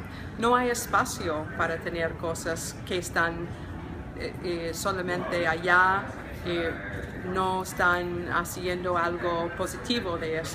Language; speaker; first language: Spanish; non-native, learner; English